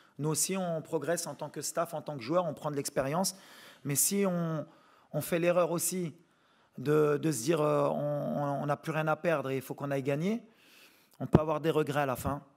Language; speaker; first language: French; native; French